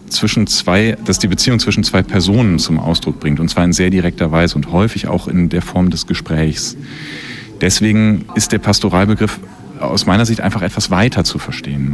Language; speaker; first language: German; native; German